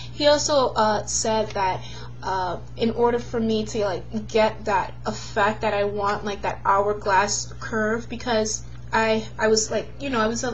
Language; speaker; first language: English; native; English